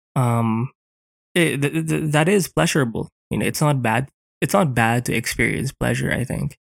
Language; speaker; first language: English; non-native, local second language; Filipino